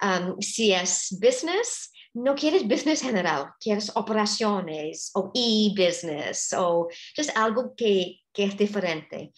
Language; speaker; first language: Spanish; non-native, fluent; English